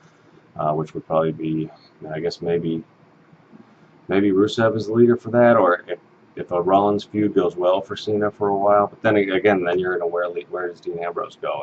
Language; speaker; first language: English; native; English